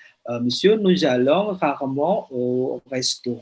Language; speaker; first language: French; non-native, fluent; Indonesian